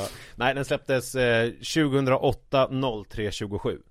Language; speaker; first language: Swedish; native; Swedish